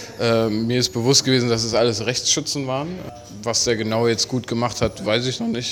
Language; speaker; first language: German; native; German